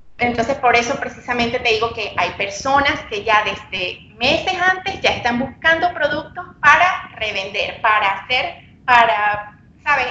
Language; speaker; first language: Spanish; native; Spanish